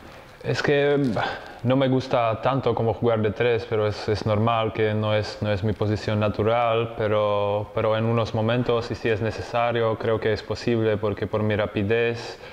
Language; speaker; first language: Spanish; non-native, fluent; Czech